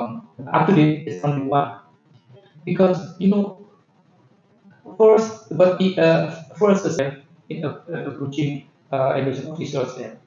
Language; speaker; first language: English; non-native, fluent; Indonesian